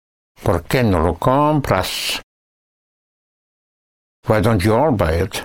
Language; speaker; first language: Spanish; non-native, fluent; English